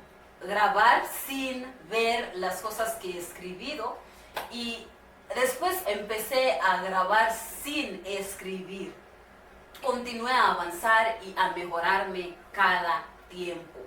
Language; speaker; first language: Spanish; non-native, learner; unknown